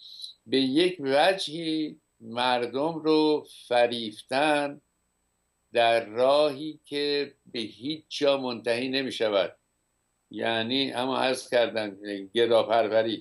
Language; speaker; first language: Persian; native; Persian